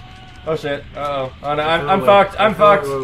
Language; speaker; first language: English; native; English